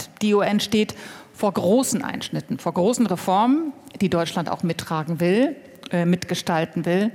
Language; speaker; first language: German; native; German